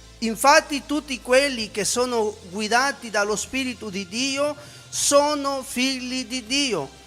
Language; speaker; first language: Italian; non-native, fluent; Spanish